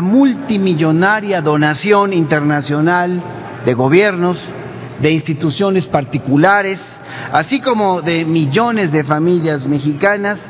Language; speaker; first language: Spanish; native; Spanish